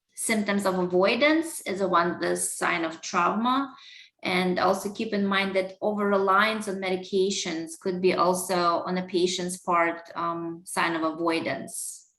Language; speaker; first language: English; non-native, fluent; Russian